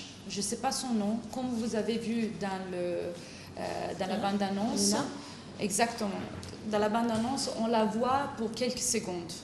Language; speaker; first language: French; non-native, fluent; Italian